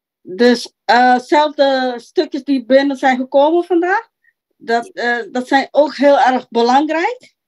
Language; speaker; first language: Dutch; non-native, local second language; Papiamento